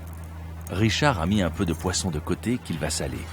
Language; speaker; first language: French; native; French